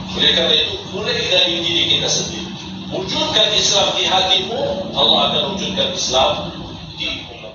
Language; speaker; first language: Indonesian; non-native, fluent; Arabic